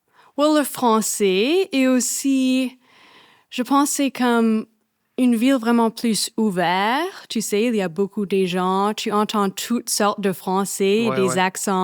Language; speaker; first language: French; non-native, fluent; English